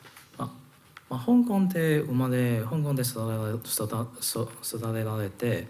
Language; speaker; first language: Japanese; non-native, learner; Cantonese